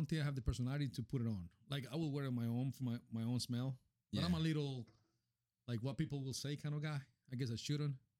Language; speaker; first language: English; non-native, fluent; Spanish